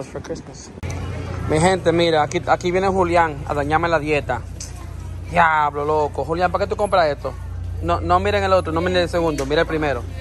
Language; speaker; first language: Spanish; native; Spanish